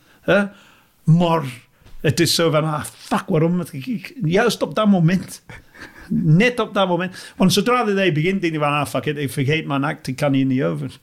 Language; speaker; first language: Dutch; non-native, fluent; English